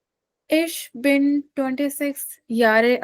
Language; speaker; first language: German; non-native, learner; Urdu